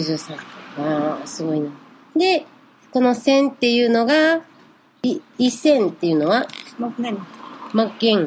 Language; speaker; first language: Japanese; native; Japanese